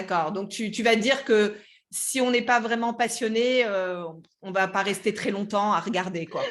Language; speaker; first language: French; native; French